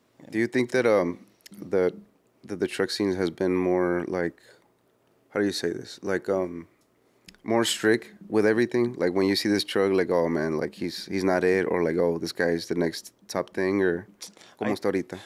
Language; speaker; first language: English; early bilingual, other home language; Spanish